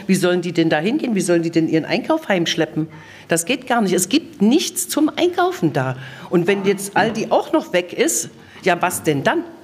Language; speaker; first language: German; native; German